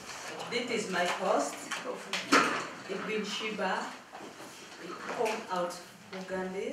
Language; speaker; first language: Dutch; non-native, learner; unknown